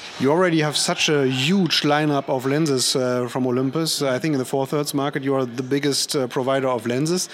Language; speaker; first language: English; non-native, fluent; German